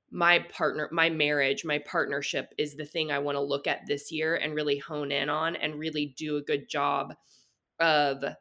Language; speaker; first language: English; native; English